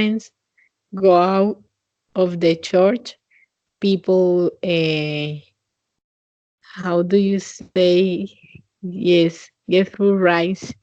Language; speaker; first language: English; non-native, fluent; Spanish